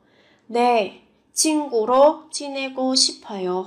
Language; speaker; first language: Korean; non-native, fluent; Vietnamese